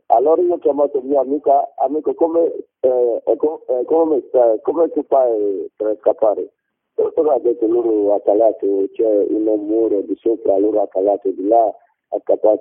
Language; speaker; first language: Italian; non-native, learner; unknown